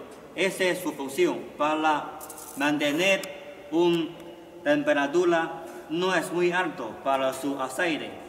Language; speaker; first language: Spanish; non-native, learner; Chinese